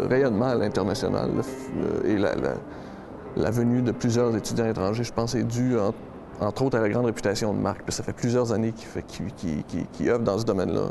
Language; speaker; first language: French; native; French